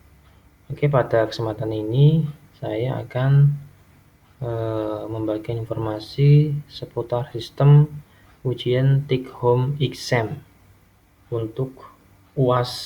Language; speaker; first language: Indonesian; native; Indonesian